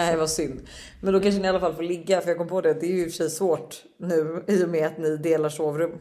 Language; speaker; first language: Swedish; native; Swedish